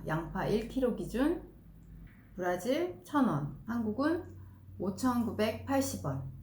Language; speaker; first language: Korean; native; Korean